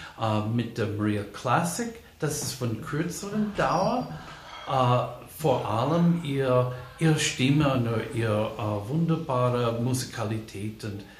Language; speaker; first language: German; non-native, fluent; English